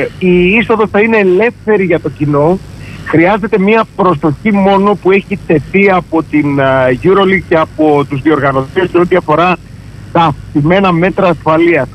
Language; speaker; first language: Greek; native; Greek